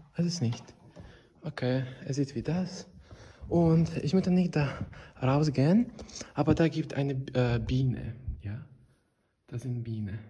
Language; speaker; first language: German; non-native, learner; Serbian